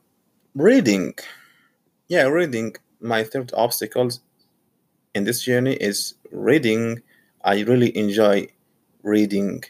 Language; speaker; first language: English; non-native, learner; Arabic